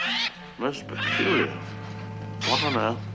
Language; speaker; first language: English; native; English